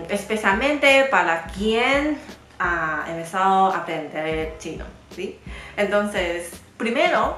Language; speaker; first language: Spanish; non-native, fluent; Chinese